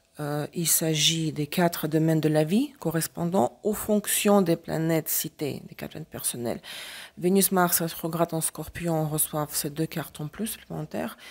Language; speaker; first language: French; non-native, fluent; Russian